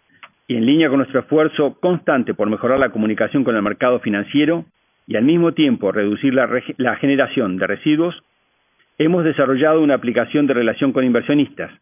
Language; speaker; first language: Spanish; native; Spanish